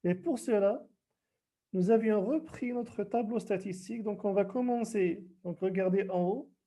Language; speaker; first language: French; non-native, local second language; Arabic